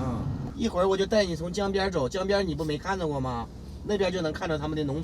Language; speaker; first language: Chinese; native; Chinese